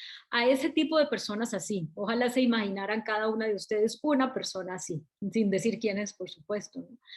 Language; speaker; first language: Spanish; native; Spanish